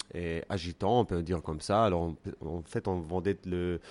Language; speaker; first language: French; non-native, fluent; Hebrew